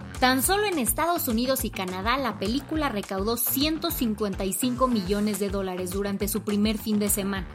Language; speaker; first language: Spanish; native; Spanish